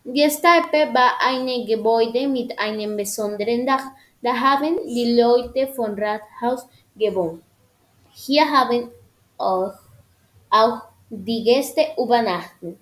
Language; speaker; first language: German; non-native, learner; Spanish